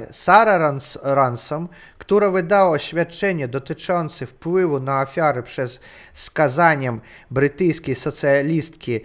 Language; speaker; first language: Polish; non-native, learner; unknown